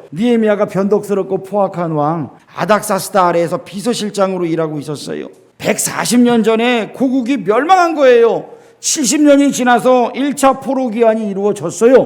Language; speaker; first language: Korean; native; Korean